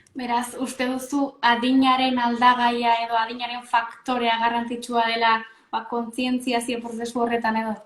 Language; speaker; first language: Basque; native; Basque